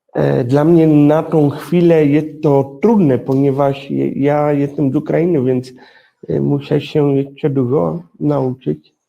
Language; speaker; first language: Polish; non-native, learner; Ukrainian